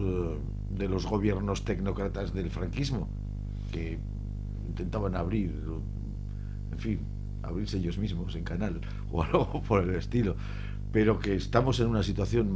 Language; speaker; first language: Spanish; native; Spanish